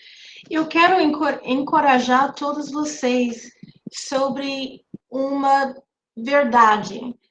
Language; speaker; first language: Portuguese; non-native, fluent; English